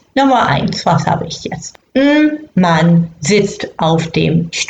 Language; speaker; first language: German; non-native, fluent; English